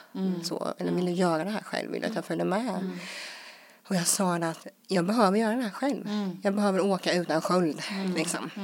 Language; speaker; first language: Swedish; early bilingual, other home language; English